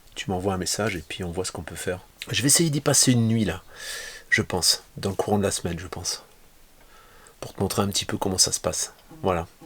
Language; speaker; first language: French; native; French